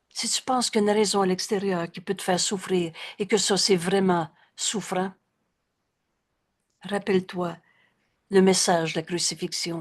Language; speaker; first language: French; native; French